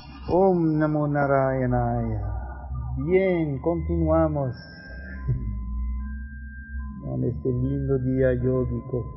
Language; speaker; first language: Spanish; non-native, fluent; French